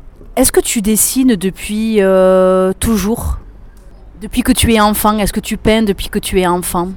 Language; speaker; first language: French; native; French